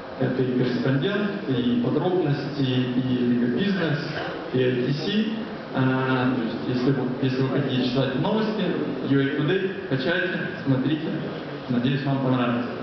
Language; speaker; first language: Russian; native; Russian